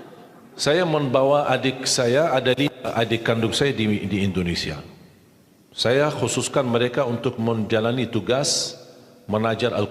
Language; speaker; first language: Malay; non-native, fluent; Arabic